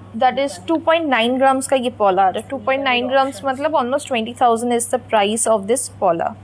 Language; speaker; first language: Hindi; non-native, local second language; Bangla